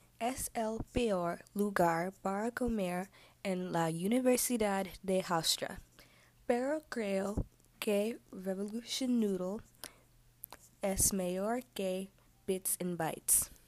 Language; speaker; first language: Spanish; non-native, learner; English